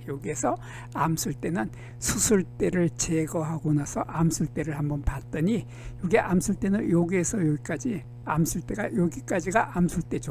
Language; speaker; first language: Korean; native; Korean